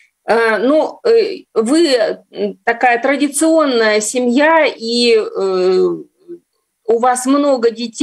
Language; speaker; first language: Russian; native; Russian